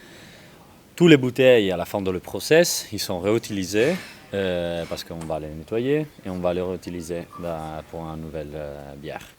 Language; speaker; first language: French; non-native, learner; Italian